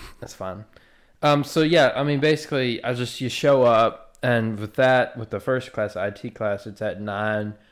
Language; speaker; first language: English; native; English